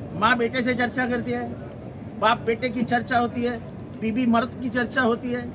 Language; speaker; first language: Hindi; non-native, local second language; Marathi